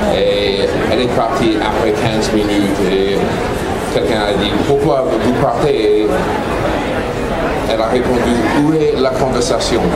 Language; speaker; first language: French; non-native, fluent; English